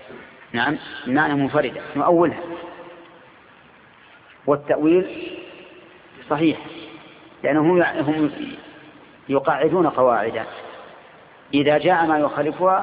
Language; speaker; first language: Arabic; native; Arabic